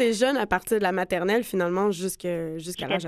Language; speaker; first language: French; native; French